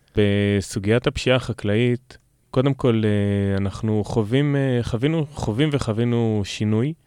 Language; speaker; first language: Hebrew; native; Hebrew